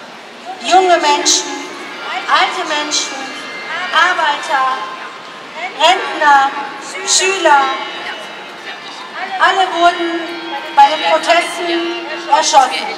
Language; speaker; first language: German; non-native, fluent; Persian